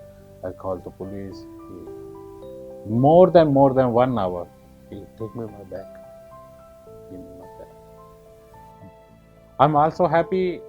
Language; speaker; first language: English; non-native, learner; Urdu